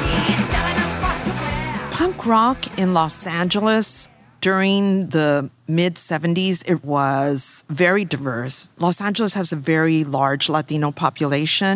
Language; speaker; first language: English; native; English